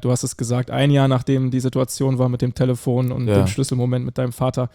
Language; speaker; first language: German; native; German